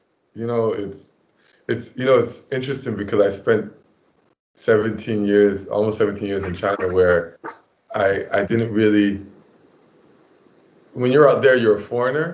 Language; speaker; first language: English; native; English